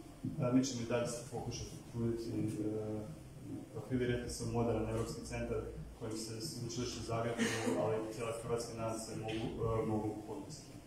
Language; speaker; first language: Croatian; native; Croatian